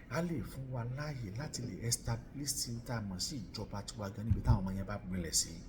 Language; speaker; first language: Yoruba; native; Yoruba